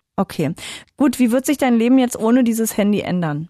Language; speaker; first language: German; native; German